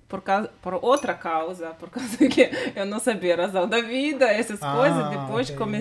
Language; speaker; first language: Portuguese; non-native, fluent; Russian